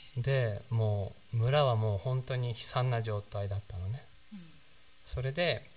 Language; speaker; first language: Japanese; native; Japanese